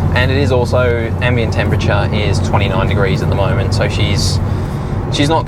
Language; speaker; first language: English; native; English